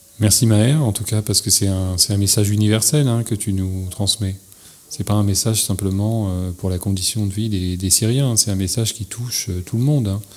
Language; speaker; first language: French; native; French